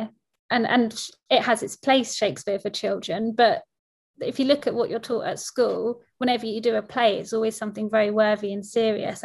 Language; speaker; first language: English; native; English